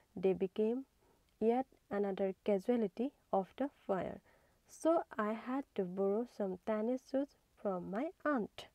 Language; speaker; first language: English; non-native, local second language; Assamese